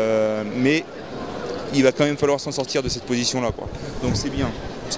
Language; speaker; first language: French; native; French